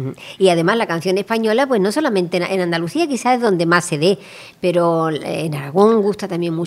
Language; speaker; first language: Spanish; native; Spanish